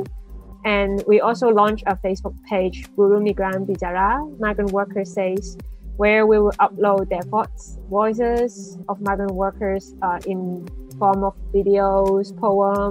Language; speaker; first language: English; non-native, local second language; Cantonese